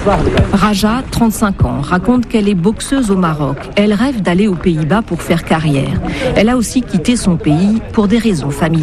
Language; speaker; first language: French; native; French